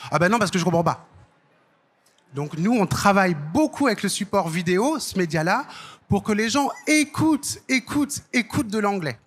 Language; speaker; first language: French; native; French